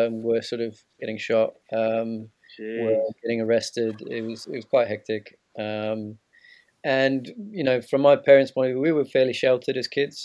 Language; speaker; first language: English; native; English